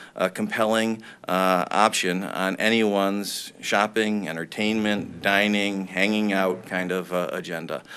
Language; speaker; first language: English; native; English